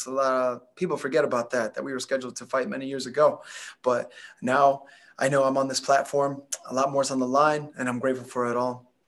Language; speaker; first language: English; early bilingual, other home language; Spanish